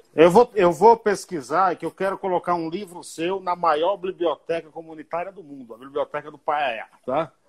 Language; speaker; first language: Portuguese; native; Portuguese